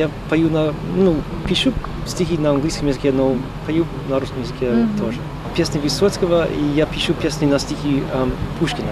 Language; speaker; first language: Russian; non-native, fluent; English